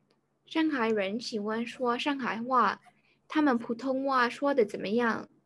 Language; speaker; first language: Chinese; non-native, learner; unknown